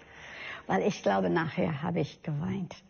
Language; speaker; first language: German; non-native, fluent; English